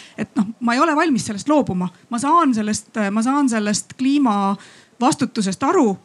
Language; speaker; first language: Estonian; native; Estonian